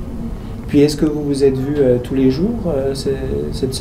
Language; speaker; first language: French; native; French